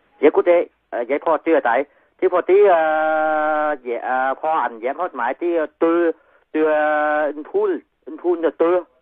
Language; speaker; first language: Danish; non-native, learner; Vietnamese